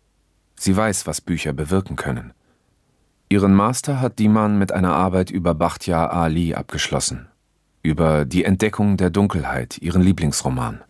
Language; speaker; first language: German; native; German